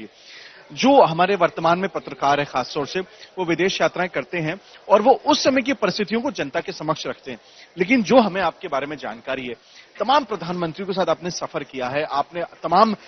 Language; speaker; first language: Hindi; native; Hindi